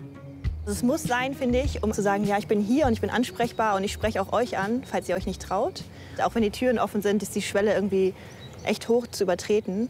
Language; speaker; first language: German; native; German